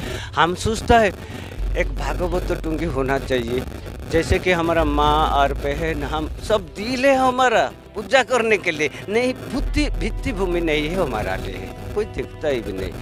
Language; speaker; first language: Hindi; non-native, local second language; Odia